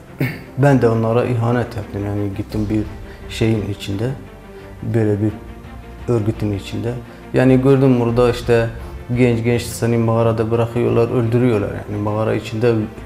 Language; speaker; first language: Turkish; non-native, learner; Kurdish